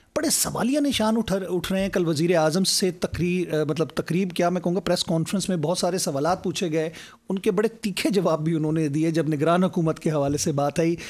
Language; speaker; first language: Urdu; native; Urdu